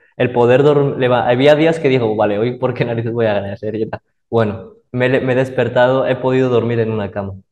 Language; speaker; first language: Spanish; early bilingual, other home language; Arabic